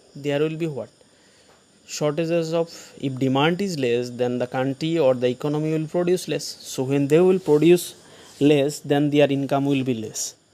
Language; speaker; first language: English; non-native, local second language; Assamese